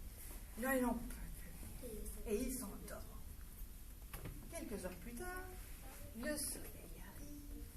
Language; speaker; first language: French; native; French